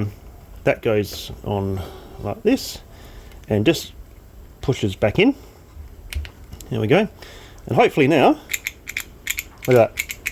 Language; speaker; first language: English; native; English